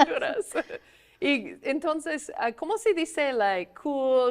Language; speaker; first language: Spanish; non-native, fluent; English